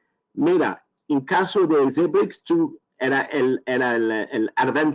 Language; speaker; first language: Spanish; non-native, learner; French